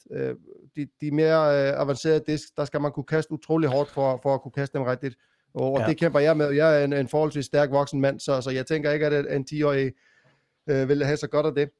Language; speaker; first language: Danish; native; Danish